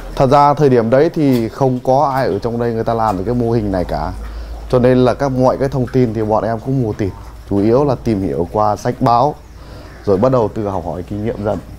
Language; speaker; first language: Vietnamese; non-native, local second language; Muong